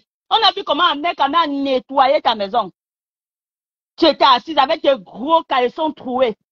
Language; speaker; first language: French; non-native, local second language; Lingala